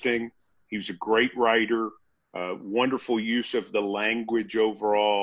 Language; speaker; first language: English; native; English